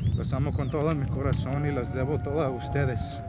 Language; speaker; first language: Spanish; early bilingual, heritage; Spanish